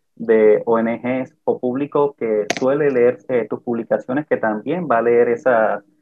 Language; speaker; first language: Spanish; native; Spanish